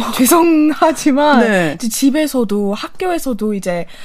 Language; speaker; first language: Korean; non-native, fluent; English